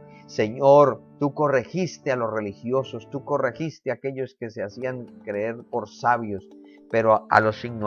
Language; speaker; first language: Spanish; native; Spanish